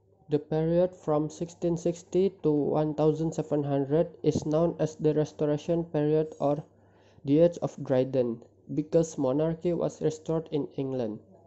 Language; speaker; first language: English; non-native, fluent; Indonesian